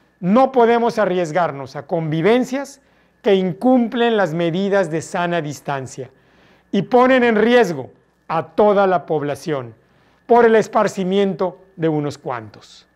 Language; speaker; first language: Spanish; native; Spanish